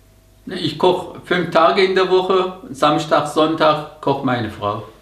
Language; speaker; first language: German; non-native, learner; Turkish